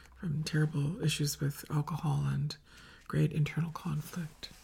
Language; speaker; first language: English; native; English